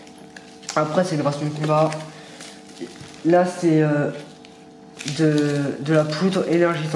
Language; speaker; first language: French; native; French